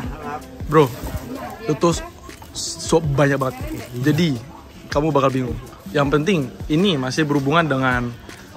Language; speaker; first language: Indonesian; non-native, fluent; Japanese